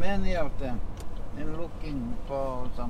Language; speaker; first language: English; non-native, learner; Norwegian